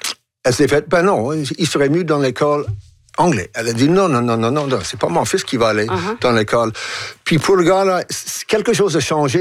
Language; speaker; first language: French; non-native, local second language; English